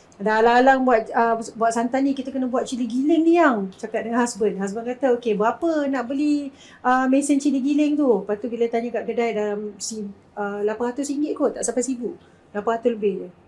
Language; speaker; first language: Malay; native; Malay